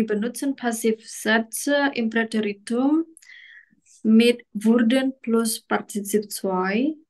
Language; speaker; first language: German; non-native, learner; Indonesian